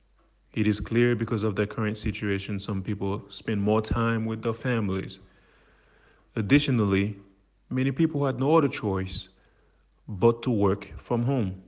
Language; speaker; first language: English; non-native, fluent; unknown